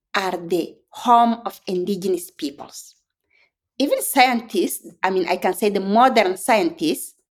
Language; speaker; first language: English; non-native, fluent; Fula